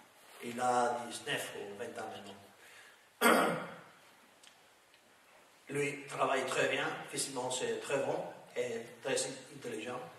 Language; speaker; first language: French; non-native, learner; Spanish